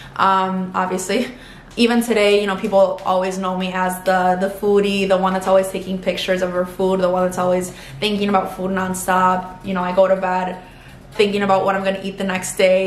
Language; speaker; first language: English; early bilingual, other home language; Spanish